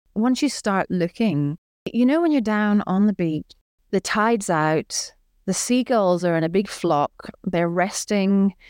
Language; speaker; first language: English; native; English